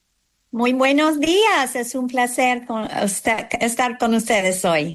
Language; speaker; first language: Spanish; non-native, fluent; English